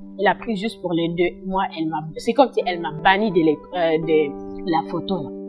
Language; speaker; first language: French; non-native, learner; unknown